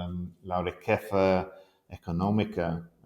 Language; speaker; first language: Spanish; non-native, fluent; English